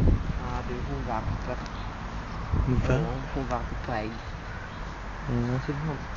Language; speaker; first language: Swedish; native; Swedish